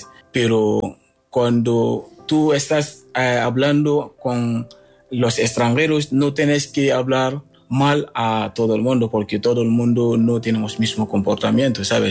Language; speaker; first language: Spanish; non-native, learner; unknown